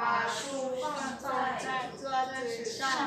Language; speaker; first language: Chinese; non-native, learner; Lao